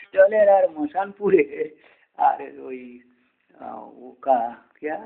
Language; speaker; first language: Hindi; non-native, local second language; Bangla